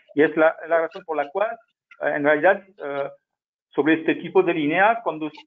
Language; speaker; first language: Spanish; non-native, fluent; French